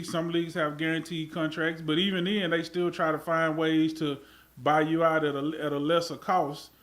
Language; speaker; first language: English; native; English